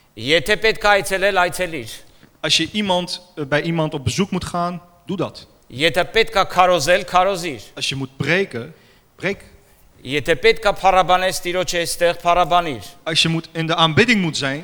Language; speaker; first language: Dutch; non-native, fluent; Armenian